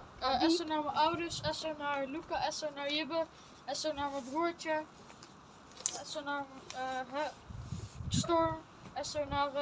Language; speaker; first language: Dutch; early bilingual, other home language; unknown